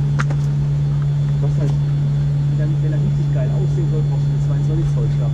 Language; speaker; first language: German; native; German